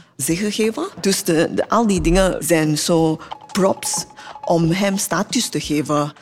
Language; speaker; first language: Dutch; non-native, fluent; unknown